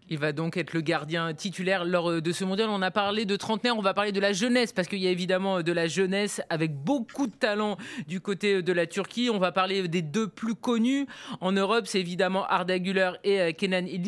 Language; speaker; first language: French; native; French